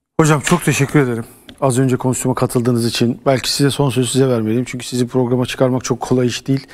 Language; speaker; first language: Turkish; native; Turkish